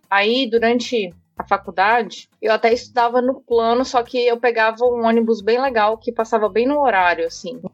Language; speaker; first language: Portuguese; native; Portuguese